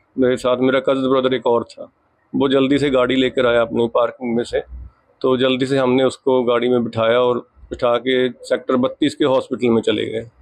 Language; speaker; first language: Hindi; non-native, local second language; Punjabi